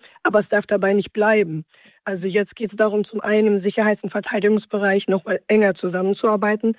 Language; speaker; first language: German; native; German